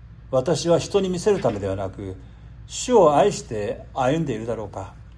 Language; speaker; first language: Japanese; native; Japanese